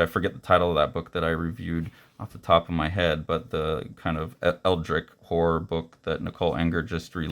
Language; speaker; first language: English; native; English